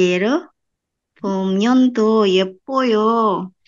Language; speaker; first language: Korean; non-native, learner; Indonesian